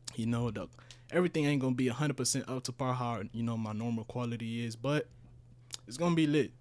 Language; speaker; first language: English; early bilingual, other home language; Spanish